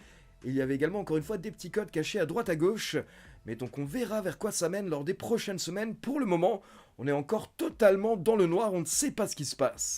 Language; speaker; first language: French; native; French